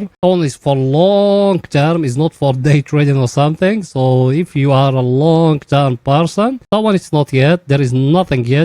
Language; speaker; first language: English; non-native, fluent; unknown